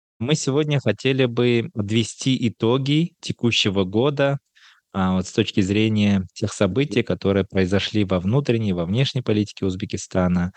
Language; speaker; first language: Russian; non-native, local second language; Kazakh